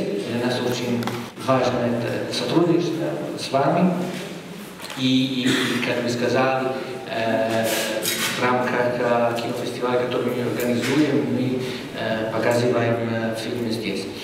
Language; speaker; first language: Russian; non-native, fluent; Italian